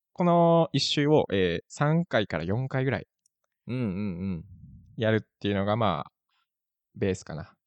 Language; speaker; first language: Japanese; native; Japanese